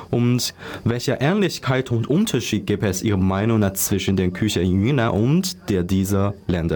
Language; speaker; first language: German; non-native, learner; Chinese